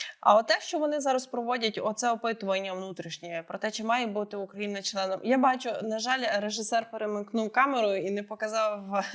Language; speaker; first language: Ukrainian; native; Ukrainian